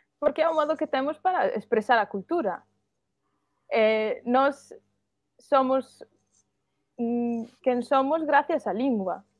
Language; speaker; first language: Galician; early bilingual, heritage; Galician